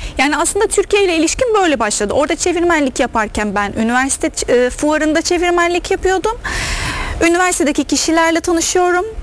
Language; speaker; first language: Turkish; non-native, fluent; Arabic